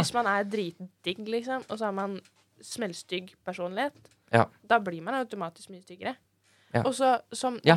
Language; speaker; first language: Norwegian; native; Norwegian